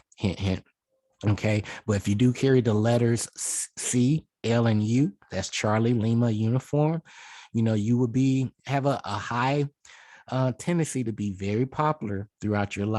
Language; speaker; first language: English; native; English